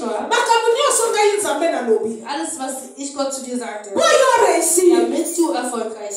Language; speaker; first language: German; non-native, fluent; Lingala